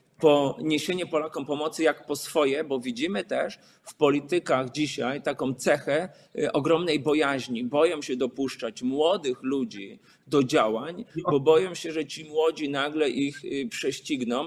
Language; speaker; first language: Polish; native; Polish